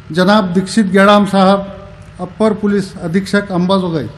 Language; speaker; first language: Hindi; non-native, local second language; Marathi